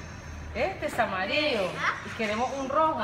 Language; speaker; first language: Spanish; native; Spanish